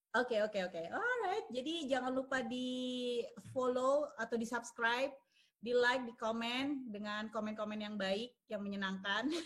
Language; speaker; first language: Indonesian; native; Indonesian